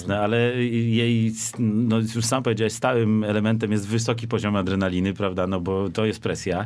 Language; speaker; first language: Polish; native; Polish